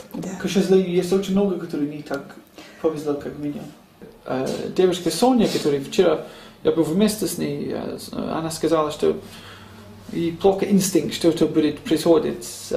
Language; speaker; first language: Russian; non-native, learner; English